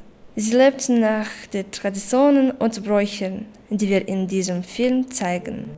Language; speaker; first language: German; non-native, learner; Kyrgyz